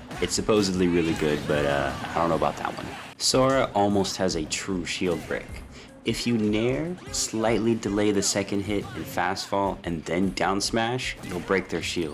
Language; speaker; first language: English; native; English